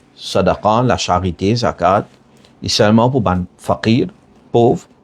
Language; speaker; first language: French; non-native, learner; Morisyen